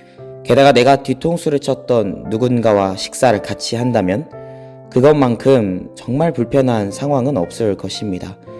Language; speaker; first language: Korean; native; Korean